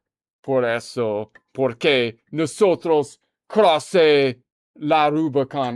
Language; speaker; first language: Spanish; non-native, learner; English